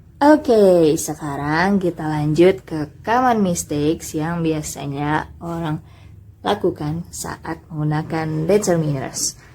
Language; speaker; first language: Indonesian; native; Indonesian